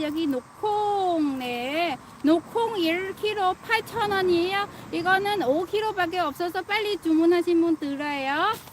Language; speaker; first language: Korean; non-native, fluent; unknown